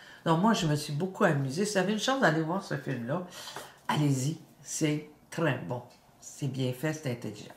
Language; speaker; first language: French; native; French